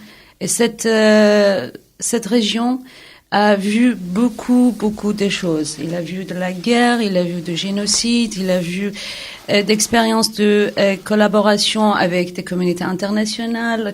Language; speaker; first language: French; non-native, fluent; Kurdish